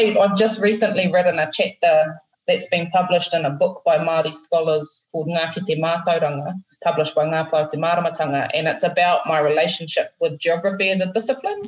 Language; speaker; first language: English; native; English